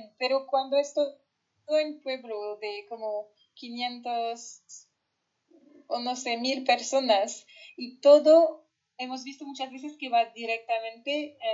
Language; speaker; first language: Spanish; non-native, fluent; French